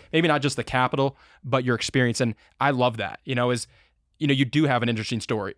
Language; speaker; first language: English; native; English